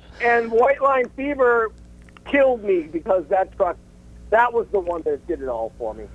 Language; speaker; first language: English; native; English